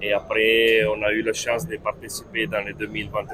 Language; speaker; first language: French; non-native, learner; Italian